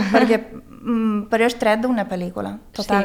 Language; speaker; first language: Catalan; early bilingual, other home language; Swedish